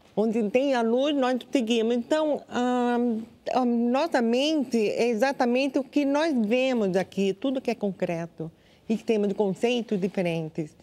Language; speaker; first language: Portuguese; non-native, local second language; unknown